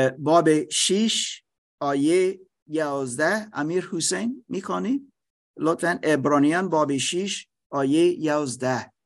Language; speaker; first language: Persian; non-native, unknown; English